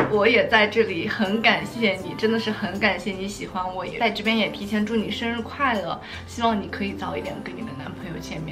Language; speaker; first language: Chinese; native; Chinese